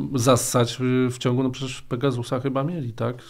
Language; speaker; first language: Polish; native; Polish